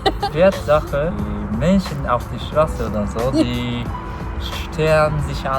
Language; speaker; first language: German; non-native, learner; Japanese